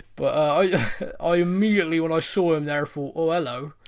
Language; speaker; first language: English; native; English